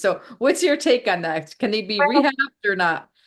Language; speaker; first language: English; native; English